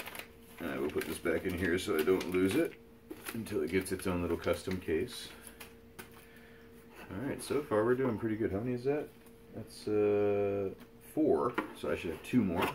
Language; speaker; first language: English; native; English